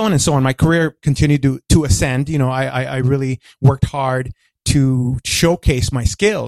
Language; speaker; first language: English; early bilingual, other home language; Spanish